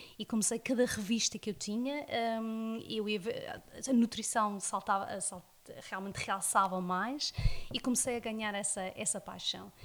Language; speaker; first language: Portuguese; early bilingual, heritage; Portuguese